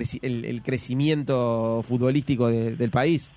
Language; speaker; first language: Spanish; native; Spanish